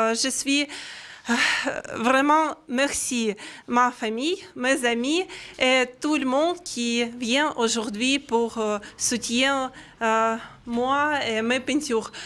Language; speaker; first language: French; non-native, learner; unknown